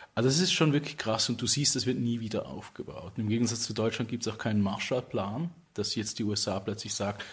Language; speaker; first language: German; native; German